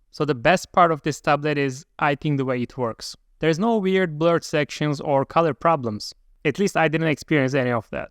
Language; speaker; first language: English; non-native, fluent; Turkish